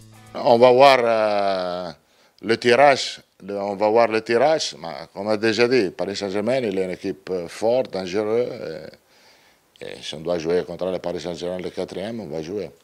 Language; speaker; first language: French; non-native, learner; Italian